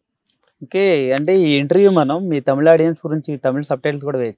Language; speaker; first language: Telugu; native; Telugu